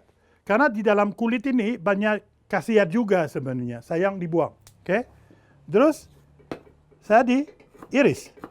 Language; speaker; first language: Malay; non-native, fluent; French